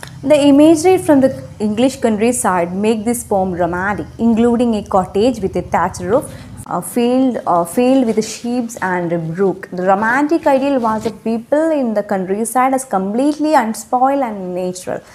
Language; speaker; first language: English; non-native, local second language; Malayalam